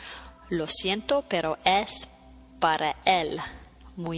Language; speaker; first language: Spanish; non-native, fluent; English